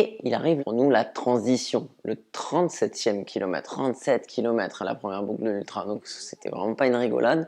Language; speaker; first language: French; native; French